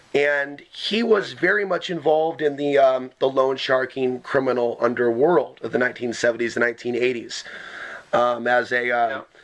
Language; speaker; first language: English; native; English